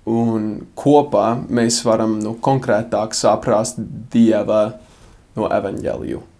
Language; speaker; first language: Latvian; non-native, fluent; English